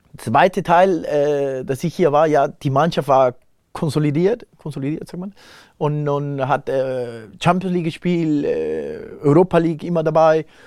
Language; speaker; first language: German; non-native, fluent; Spanish